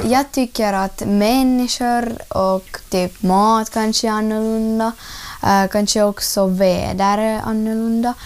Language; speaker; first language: Swedish; early bilingual, other home language; Russian